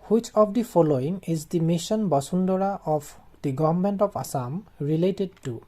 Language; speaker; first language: English; non-native, local second language; Assamese